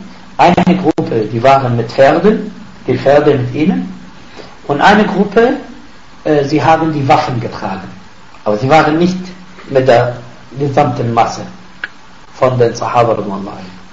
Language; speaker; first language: German; non-native, fluent; Arabic